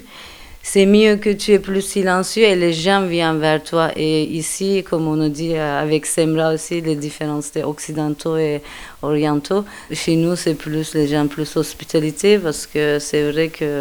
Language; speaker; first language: French; non-native, fluent; Turkish